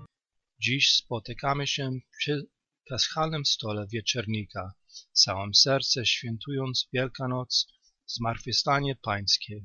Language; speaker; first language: Polish; native; Polish